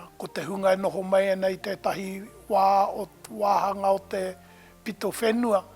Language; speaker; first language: Māori; native; Māori